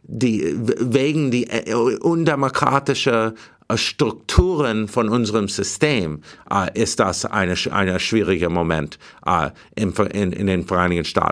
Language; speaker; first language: German; non-native, fluent; English